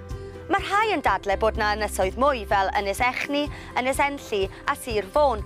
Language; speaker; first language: Welsh; native; Welsh